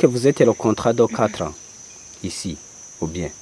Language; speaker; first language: French; non-native, local second language; Rundi